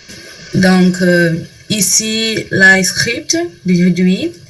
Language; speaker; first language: French; non-native, learner; Portuguese